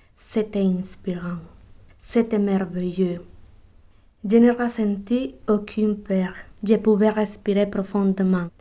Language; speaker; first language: French; non-native, learner; Spanish